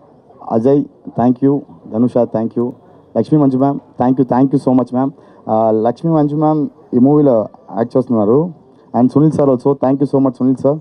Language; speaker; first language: Telugu; non-native, learner; Tamil